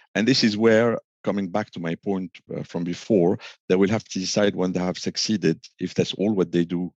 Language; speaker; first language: English; non-native, fluent; French